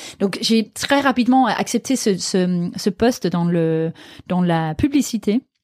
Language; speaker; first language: French; non-native, fluent; Danish